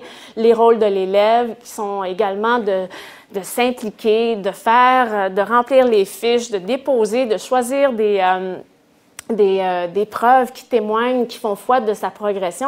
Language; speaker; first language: French; native; French